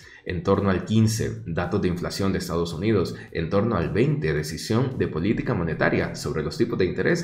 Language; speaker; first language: Spanish; native; Spanish